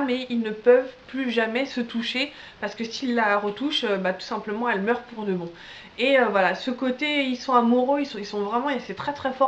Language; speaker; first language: French; native; French